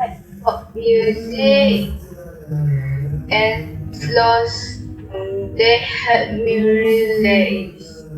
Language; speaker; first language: English; non-native, local second language; Malay